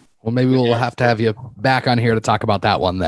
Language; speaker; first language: English; native; English